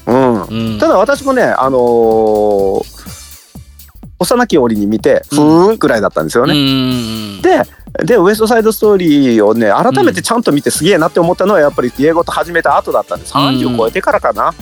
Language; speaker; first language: Japanese; native; Japanese